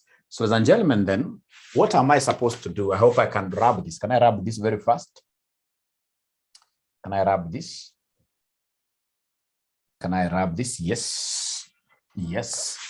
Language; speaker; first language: English; non-native, local second language; Swahili